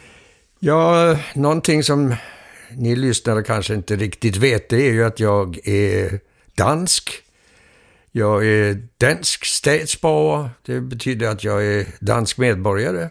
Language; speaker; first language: Swedish; early bilingual, heritage; Danish